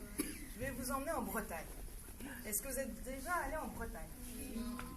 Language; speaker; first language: French; native; French